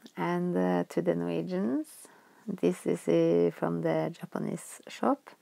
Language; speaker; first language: English; non-native, fluent; Norwegian